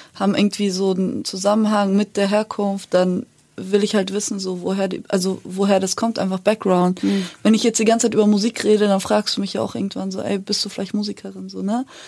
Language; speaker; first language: German; early bilingual, other home language; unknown